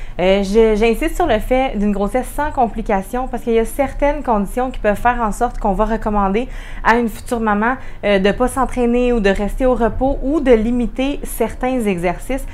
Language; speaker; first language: French; native; French